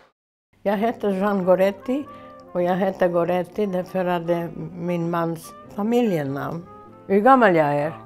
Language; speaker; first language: Swedish; non-native, fluent; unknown